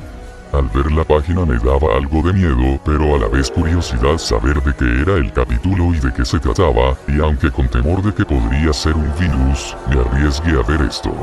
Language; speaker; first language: Spanish; native; Spanish